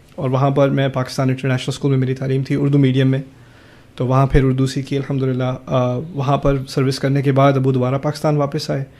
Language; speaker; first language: Urdu; early bilingual, heritage; German